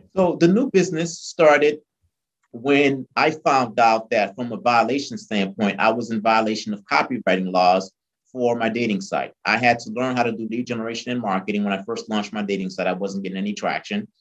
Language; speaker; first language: English; early bilingual, other home language; Haitian Creole